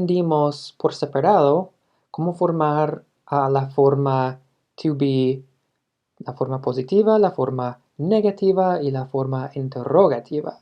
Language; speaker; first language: Spanish; non-native, fluent; English